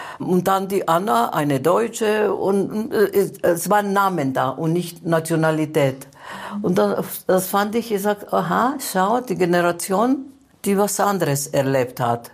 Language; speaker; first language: German; non-native, fluent; Greek